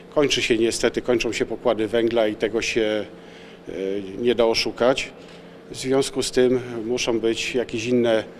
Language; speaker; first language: Polish; native; Polish